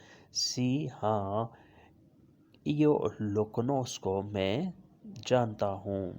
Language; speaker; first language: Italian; non-native, learner; Urdu